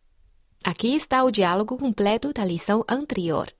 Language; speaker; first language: Portuguese; non-native, fluent; Chinese